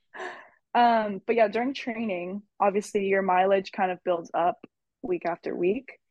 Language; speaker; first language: English; native; English